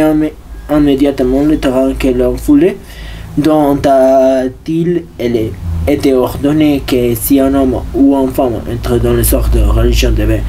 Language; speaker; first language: French; non-native, learner; Spanish